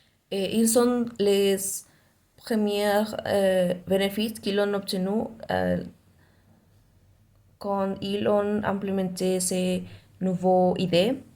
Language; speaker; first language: French; non-native, learner; Spanish